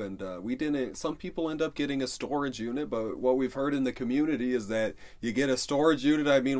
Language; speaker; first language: English; native; English